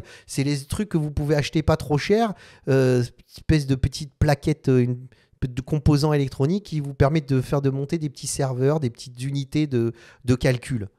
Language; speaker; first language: French; native; French